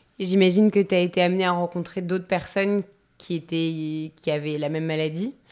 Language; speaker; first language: French; native; French